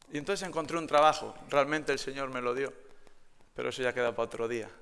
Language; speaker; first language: Spanish; native; Spanish